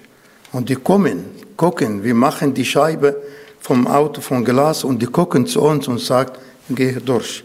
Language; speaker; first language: German; non-native, fluent; Arabic